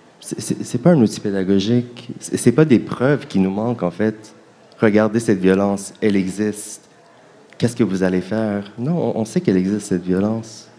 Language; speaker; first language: French; native; French